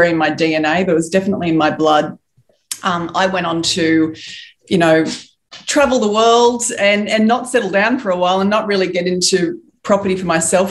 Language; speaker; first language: English; native; English